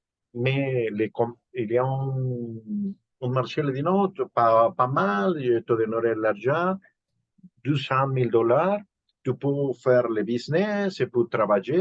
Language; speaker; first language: French; non-native, learner; Spanish